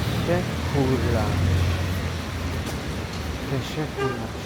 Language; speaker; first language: Turkish; non-native, learner; English